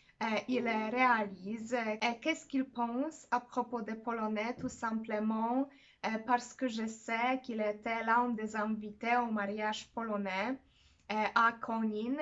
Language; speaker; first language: French; non-native, fluent; Polish